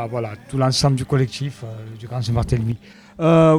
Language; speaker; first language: French; native; French